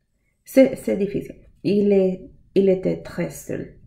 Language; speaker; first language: French; non-native, learner; English